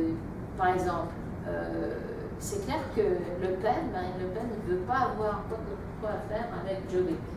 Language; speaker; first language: French; non-native, fluent; English